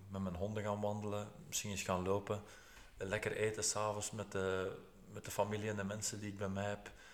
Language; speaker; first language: Dutch; native; Dutch